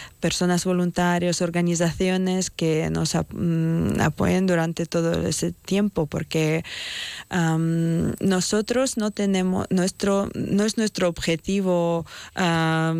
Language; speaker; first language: Spanish; non-native, fluent; Ukrainian